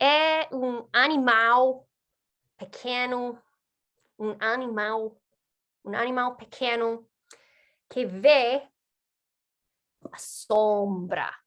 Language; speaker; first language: Portuguese; non-native, fluent; English